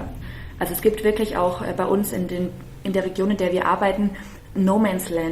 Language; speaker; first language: German; native; German